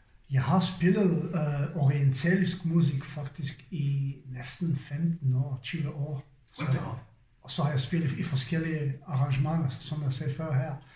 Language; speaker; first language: Danish; non-native, fluent; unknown